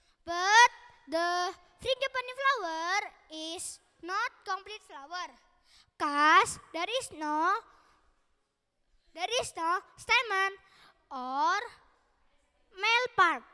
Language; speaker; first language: English; non-native, learner; Indonesian